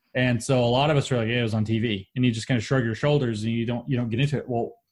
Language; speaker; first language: English; native; English